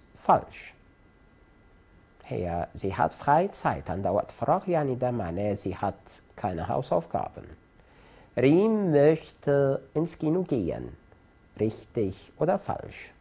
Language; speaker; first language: German; non-native, fluent; Arabic